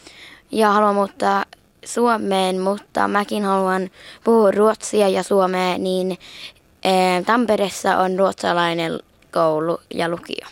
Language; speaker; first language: Finnish; early bilingual, heritage; Finnish